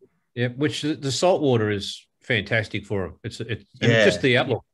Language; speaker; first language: English; native; English